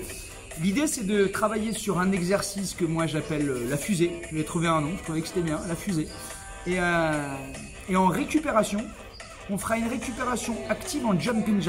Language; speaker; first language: French; native; French